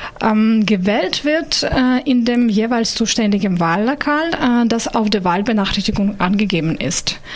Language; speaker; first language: German; non-native, fluent; Ukrainian